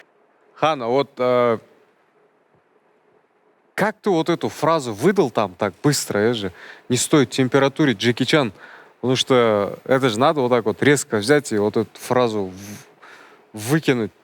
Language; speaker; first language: Russian; non-native, local second language; Kazakh